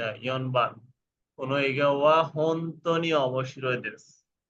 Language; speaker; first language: Japanese; non-native, fluent; Bangla